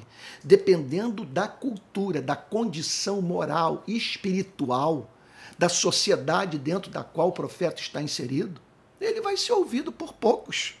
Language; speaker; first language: Portuguese; native; Portuguese